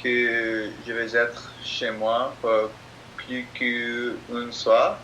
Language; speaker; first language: French; non-native, learner; English